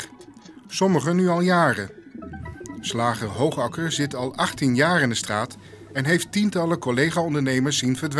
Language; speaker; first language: Dutch; native; Dutch